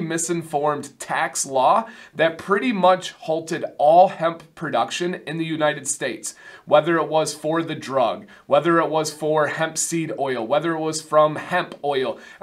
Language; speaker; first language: English; native; English